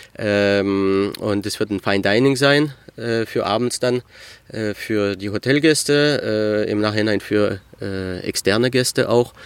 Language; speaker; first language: German; early bilingual, heritage; French